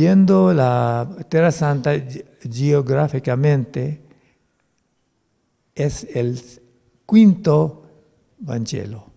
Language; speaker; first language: Spanish; non-native, fluent; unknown